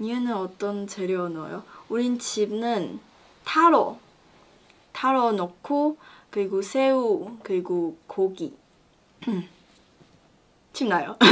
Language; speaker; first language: Korean; non-native, learner; Chinese